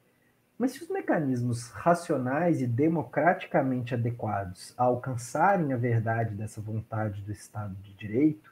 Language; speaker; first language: Portuguese; native; Portuguese